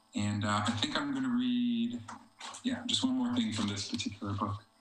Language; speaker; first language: English; native; English